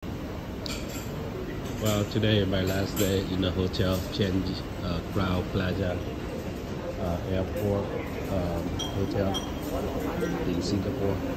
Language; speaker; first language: English; non-native, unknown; Vietnamese